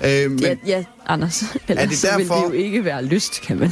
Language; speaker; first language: Danish; native; Danish